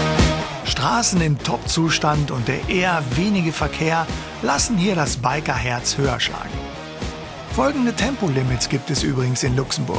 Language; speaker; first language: German; native; German